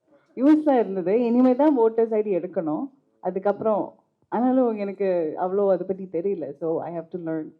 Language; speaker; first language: Tamil; early bilingual, heritage; Tamil